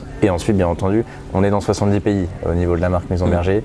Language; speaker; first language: French; native; French